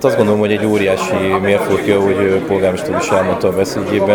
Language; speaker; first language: Hungarian; native; Hungarian